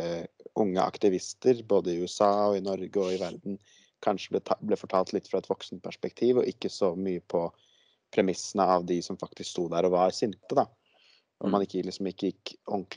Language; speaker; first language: Norwegian; native; Norwegian